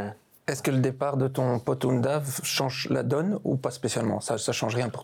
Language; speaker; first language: French; native; French